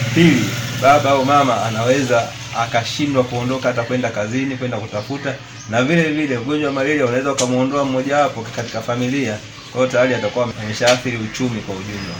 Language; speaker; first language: Swahili; native; Swahili